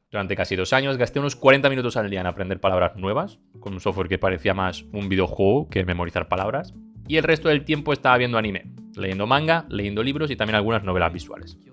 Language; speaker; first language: Spanish; early bilingual, other home language; Bulgarian